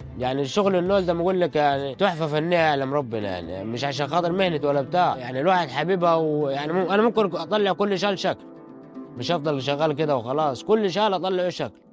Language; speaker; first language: Egyptian Arabic; native; Egyptian Arabic